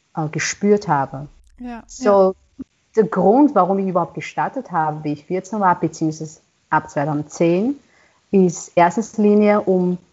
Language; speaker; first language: German; non-native, fluent; Chinese